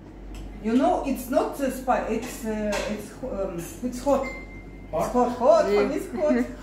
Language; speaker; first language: English; non-native, learner; Russian